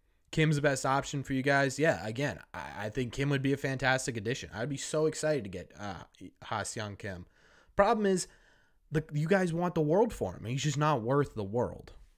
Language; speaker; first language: English; native; English